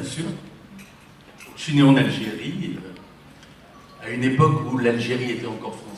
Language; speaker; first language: French; native; French